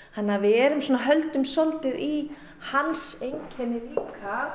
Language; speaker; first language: Icelandic; native; Icelandic